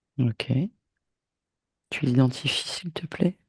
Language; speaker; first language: French; native; French